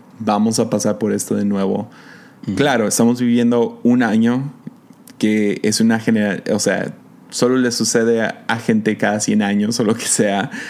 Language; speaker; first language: Spanish; non-native, fluent; English